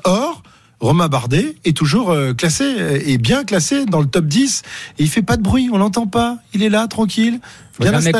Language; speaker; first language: French; native; French